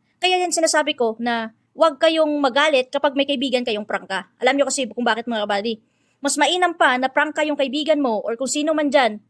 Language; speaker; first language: Filipino; non-native, local second language; Hiligaynon